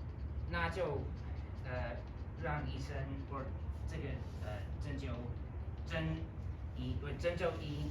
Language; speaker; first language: Chinese; non-native, learner; English